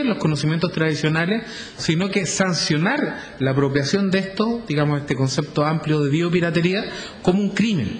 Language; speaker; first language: Spanish; native; Spanish